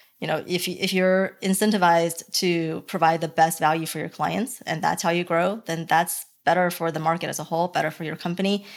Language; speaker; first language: English; early bilingual, other home language; Chinese